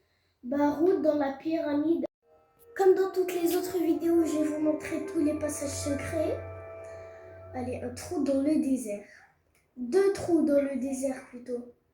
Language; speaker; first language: French; native; French